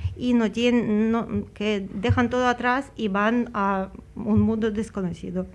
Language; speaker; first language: Spanish; non-native, fluent; Ukrainian